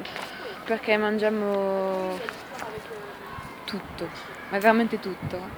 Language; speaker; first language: Italian; non-native, learner; French